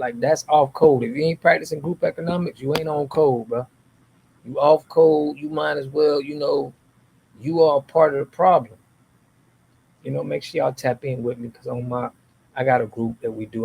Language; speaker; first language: English; native; English